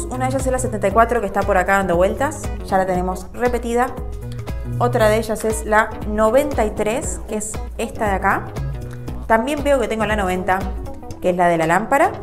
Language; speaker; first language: Spanish; native; Spanish